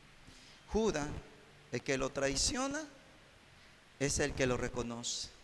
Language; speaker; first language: Spanish; native; Spanish